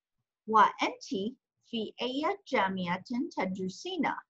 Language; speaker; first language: Arabic; non-native, fluent; English